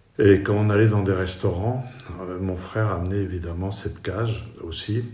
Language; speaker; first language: French; non-native, fluent; Spanish